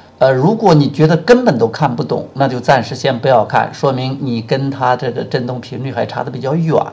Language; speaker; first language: Chinese; native; Chinese